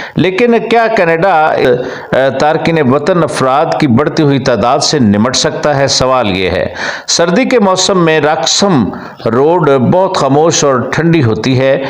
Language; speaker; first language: Urdu; native; Urdu